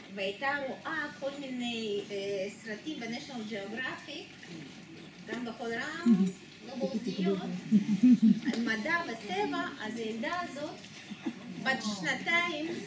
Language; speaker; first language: Hebrew; non-native, fluent; Russian